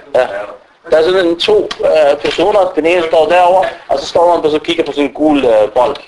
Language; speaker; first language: Danish; non-native, fluent; Arabic